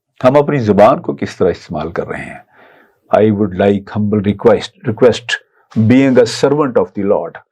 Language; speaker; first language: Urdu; non-native, local second language; Punjabi